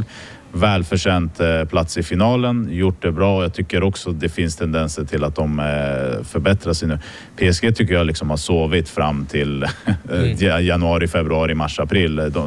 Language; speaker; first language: Swedish; native; Swedish